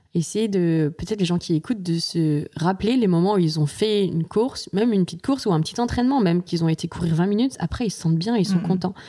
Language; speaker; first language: French; native; French